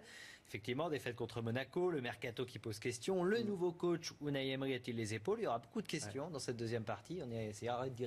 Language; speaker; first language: French; native; French